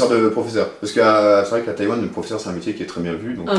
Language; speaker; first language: French; native; French